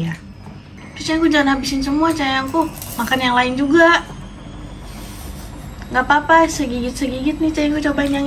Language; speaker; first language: Indonesian; native; Indonesian